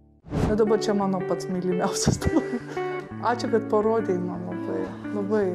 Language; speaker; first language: Lithuanian; native; Lithuanian